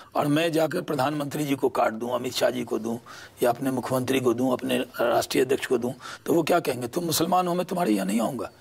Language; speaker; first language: Hindi; native; Hindi